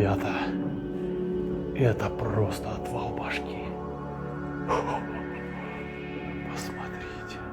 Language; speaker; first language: Russian; native; Russian